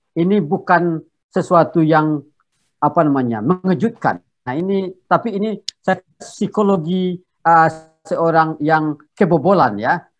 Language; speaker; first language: Indonesian; non-native, local second language; Minangkabau